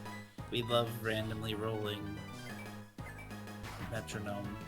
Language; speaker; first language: English; native; English